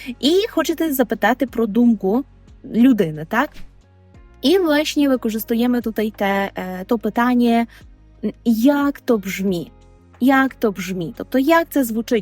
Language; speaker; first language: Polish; non-native, fluent; Ukrainian